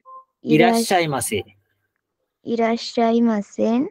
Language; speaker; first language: Japanese; non-native, learner; Sinhala